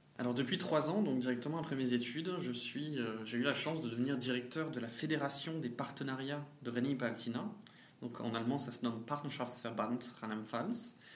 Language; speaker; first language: French; native; French